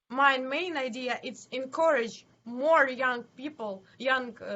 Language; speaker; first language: English; non-native, learner; Ukrainian